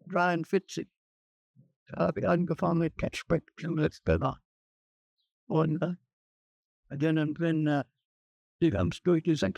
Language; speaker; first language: German; early bilingual, heritage; German